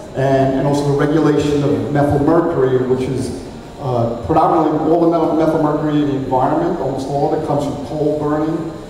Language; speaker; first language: English; native; English